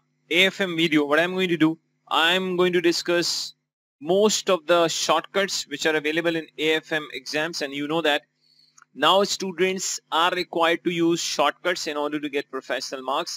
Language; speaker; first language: English; non-native, local second language; Urdu